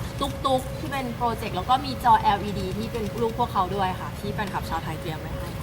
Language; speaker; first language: Thai; native; Thai